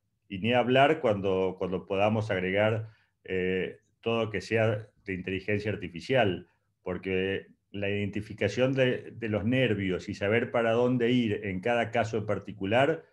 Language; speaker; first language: Spanish; native; Spanish